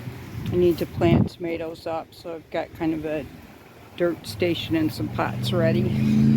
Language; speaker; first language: English; native; English